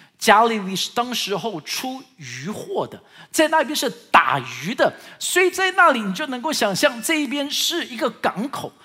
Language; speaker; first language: Chinese; early bilingual, heritage; Chinese